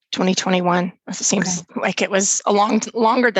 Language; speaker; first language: English; native; English